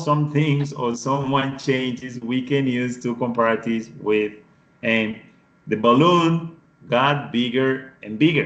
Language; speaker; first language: English; non-native, fluent; Spanish